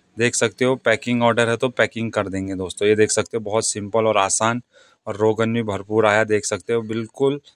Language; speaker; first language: Hindi; native; Hindi